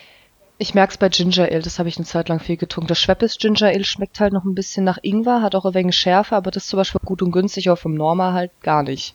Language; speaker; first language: German; native; German